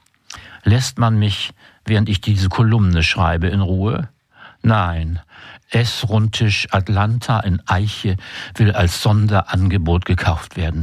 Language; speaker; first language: German; native; German